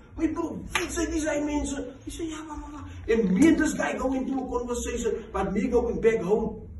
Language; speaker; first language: English; non-native, local second language; Afrikaans